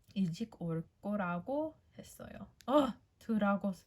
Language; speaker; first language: Korean; non-native, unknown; English